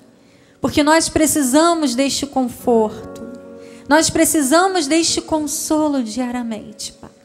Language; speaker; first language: Portuguese; native; Portuguese